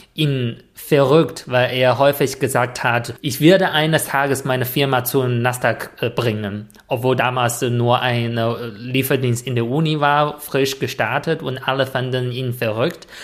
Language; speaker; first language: German; non-native, fluent; Chinese